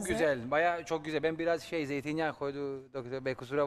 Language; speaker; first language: Turkish; non-native, learner; Italian